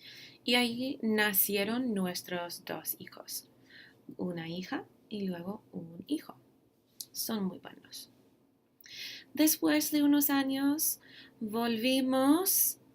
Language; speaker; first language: Spanish; non-native, fluent; English